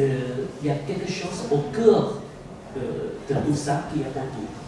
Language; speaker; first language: French; non-native, fluent; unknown